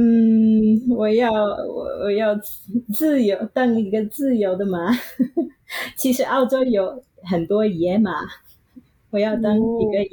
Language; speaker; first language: Chinese; non-native, fluent; Vietnamese